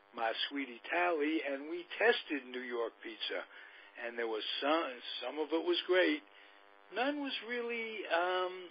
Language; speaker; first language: English; native; English